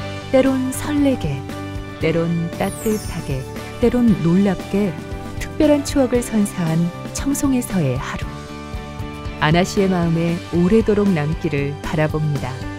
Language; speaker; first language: Korean; native; Korean